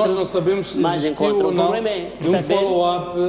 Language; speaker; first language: Portuguese; native; Portuguese